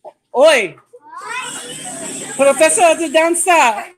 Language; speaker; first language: Portuguese; non-native, learner; English